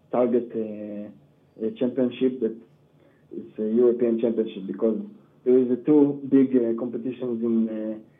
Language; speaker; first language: English; non-native, learner; Hebrew